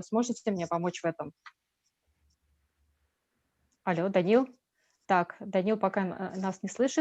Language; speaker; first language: Russian; native; Russian